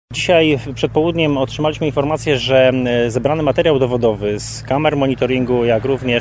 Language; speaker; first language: Polish; native; Polish